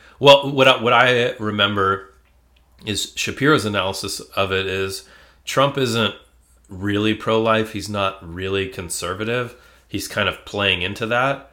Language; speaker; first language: English; native; English